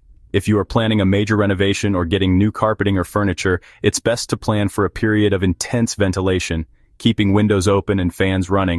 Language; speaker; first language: English; native; English